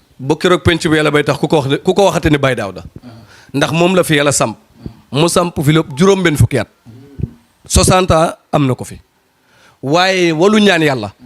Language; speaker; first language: Wolof; non-native, local second language; Serer